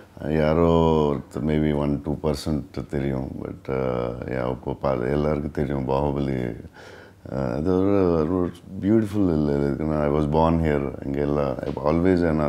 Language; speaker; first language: Tamil; non-native, learner; Telugu